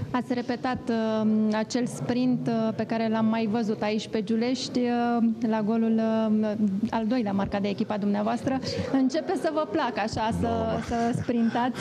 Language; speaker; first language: Romanian; native; Romanian